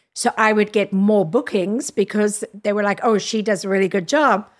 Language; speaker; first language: English; native; English